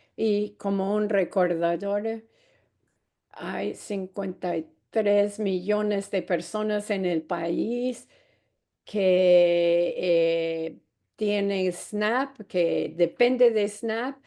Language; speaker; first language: Spanish; non-native, fluent; English